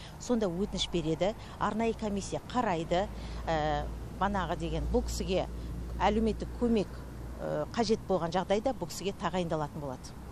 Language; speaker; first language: Kazakh; native; Kazakh